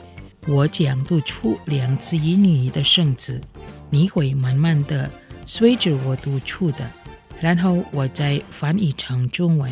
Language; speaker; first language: Chinese; non-native, fluent; Indonesian